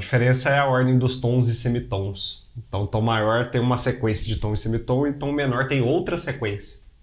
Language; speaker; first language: Portuguese; native; Portuguese